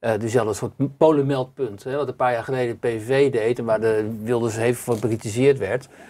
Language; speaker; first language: Dutch; native; Dutch